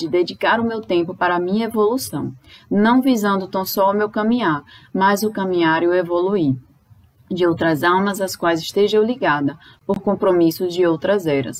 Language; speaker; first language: Portuguese; native; Portuguese